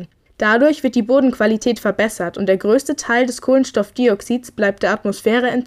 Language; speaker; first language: German; native; German